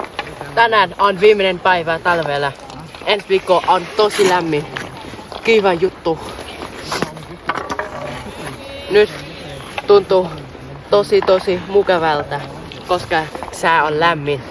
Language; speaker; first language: Finnish; non-native, learner; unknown